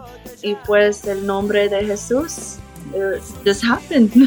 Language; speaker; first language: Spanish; early bilingual, heritage; English